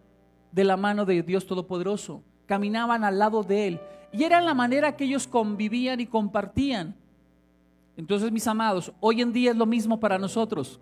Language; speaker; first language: Spanish; native; Spanish